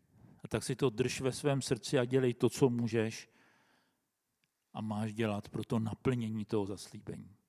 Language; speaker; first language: Czech; native; Czech